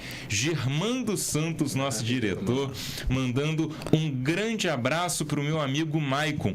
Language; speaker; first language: Portuguese; native; Portuguese